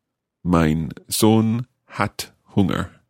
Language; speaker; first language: German; non-native, learner; English